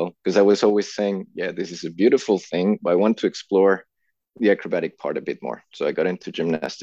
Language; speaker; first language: English; non-native, fluent; Spanish